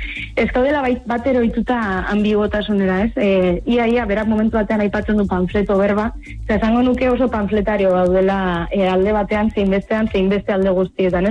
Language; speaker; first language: Basque; native; Basque